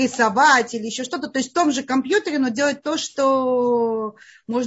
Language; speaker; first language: Russian; native; Russian